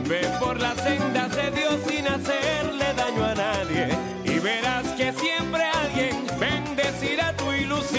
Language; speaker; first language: Spanish; native; Spanish